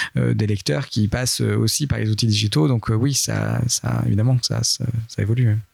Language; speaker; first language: French; native; French